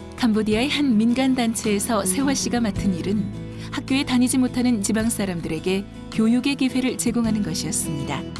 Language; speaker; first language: Korean; native; Korean